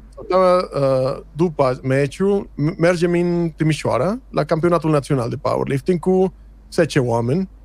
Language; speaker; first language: Romanian; non-native, fluent; Spanish